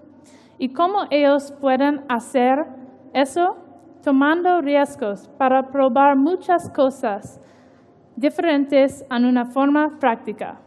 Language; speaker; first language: Spanish; non-native, learner; English